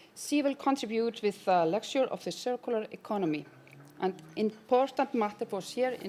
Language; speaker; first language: English; non-native, fluent; Icelandic